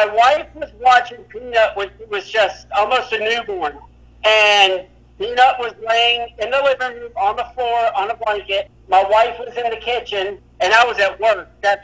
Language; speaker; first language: English; native; English